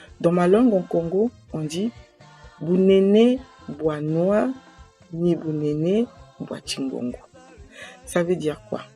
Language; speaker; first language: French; non-native, local second language; Kongo